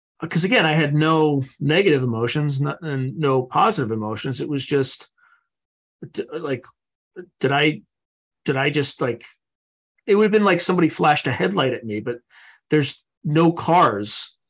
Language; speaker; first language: English; native; English